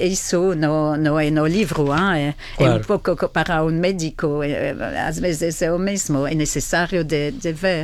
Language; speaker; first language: Portuguese; non-native, fluent; French